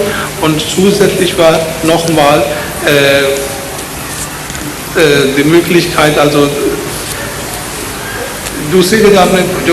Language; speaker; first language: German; non-native, learner; Urdu